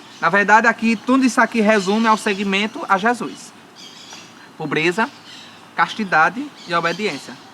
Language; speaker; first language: Portuguese; native; Portuguese